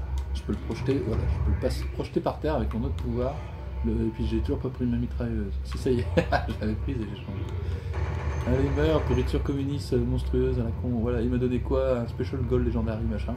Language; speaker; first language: French; native; French